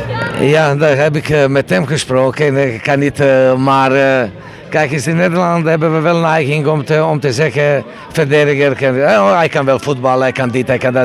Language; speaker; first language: Dutch; non-native, fluent; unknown